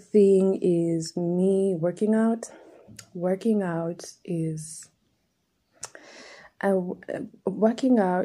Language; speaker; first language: English; non-native, local second language; Swahili